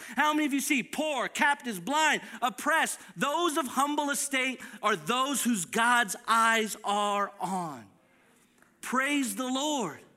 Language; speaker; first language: English; early bilingual, other home language; Filipino